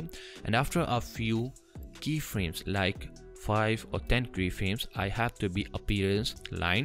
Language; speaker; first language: English; non-native, fluent; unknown